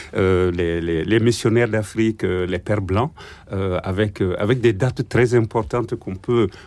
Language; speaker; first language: French; non-native, local second language; Bambara